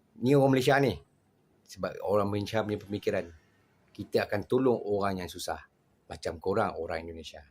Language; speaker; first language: Malay; native; Malay